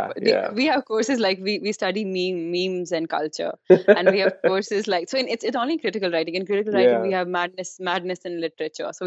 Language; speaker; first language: English; non-native, local second language; Kashmiri